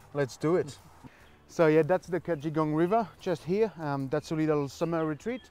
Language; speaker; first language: English; non-native, fluent; French